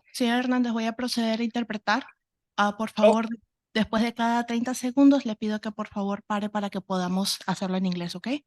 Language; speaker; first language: English; non-native, fluent; Spanish